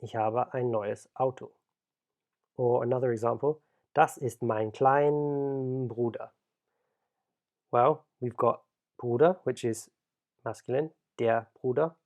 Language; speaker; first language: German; non-native, fluent; English